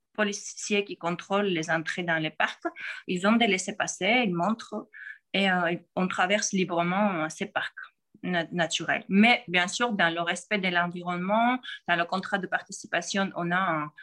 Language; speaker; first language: French; non-native, fluent; Georgian